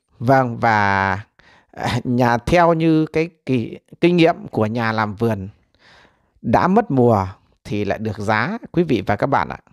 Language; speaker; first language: Vietnamese; native; Vietnamese